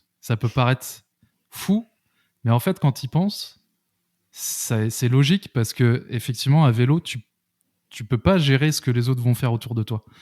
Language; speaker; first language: French; native; French